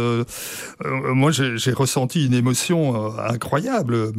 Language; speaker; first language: French; native; French